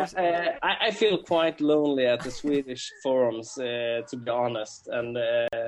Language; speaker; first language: English; non-native, fluent; Swedish